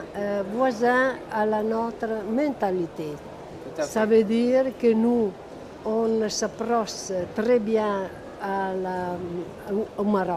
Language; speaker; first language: French; non-native, fluent; Italian